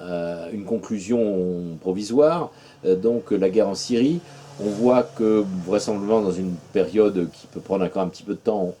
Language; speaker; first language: French; native; French